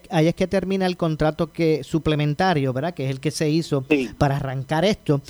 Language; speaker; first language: Spanish; native; Spanish